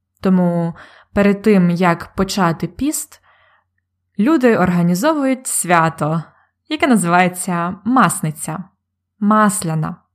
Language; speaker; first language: Ukrainian; native; Ukrainian